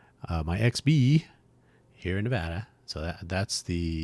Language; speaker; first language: English; native; English